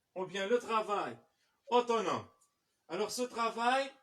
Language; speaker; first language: French; non-native, local second language; Arabic